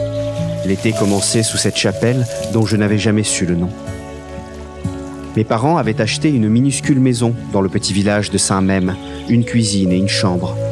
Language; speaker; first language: French; native; French